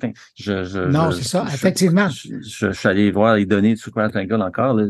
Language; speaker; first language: French; native; French